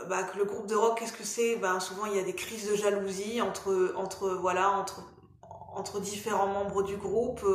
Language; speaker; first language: French; native; French